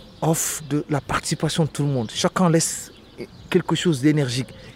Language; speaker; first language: French; non-native, local second language; Soninke